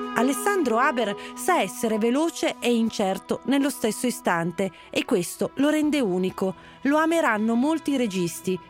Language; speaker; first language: Italian; native; Italian